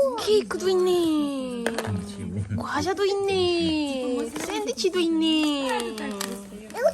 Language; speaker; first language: Korean; non-native, fluent; Russian